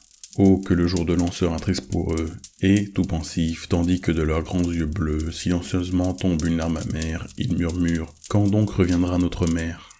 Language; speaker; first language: French; native; French